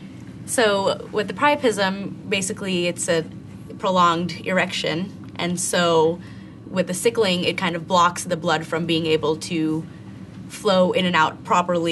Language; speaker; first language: English; native; English